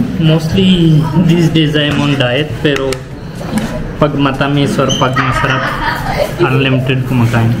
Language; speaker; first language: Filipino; non-native, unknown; Punjabi